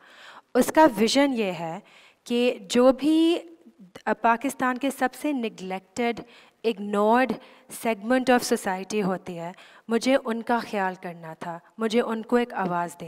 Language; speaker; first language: Urdu; native; Urdu